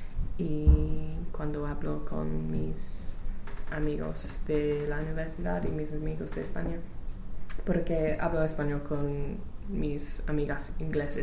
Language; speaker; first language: Spanish; non-native, learner; English